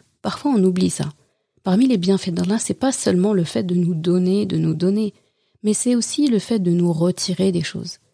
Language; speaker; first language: French; native; French